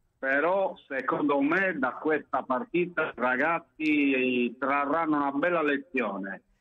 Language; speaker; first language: Italian; native; Italian